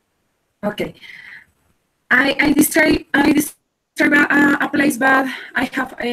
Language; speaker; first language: English; non-native, learner; Spanish